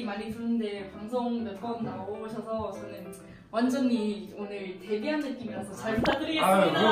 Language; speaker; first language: Korean; non-native, fluent; Thai